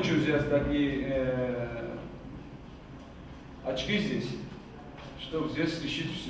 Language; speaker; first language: Russian; non-native, fluent; Georgian